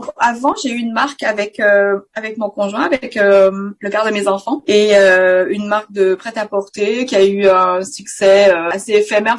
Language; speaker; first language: French; native; French